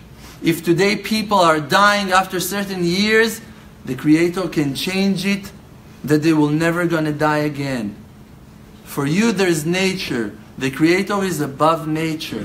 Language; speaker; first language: English; non-native, fluent; Hebrew